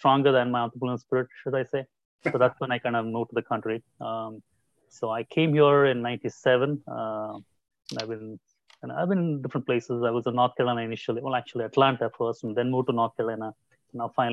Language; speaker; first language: English; non-native, local second language; Kannada